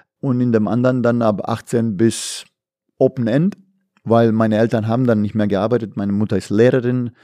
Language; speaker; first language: German; non-native, fluent; Bosnian